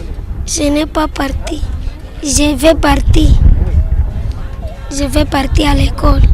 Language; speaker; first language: French; non-native, learner; Swahili